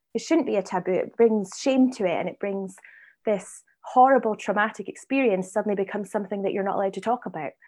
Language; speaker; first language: English; native; English